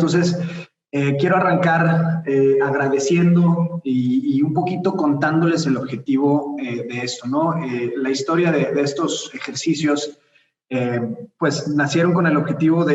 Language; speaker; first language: Spanish; native; Spanish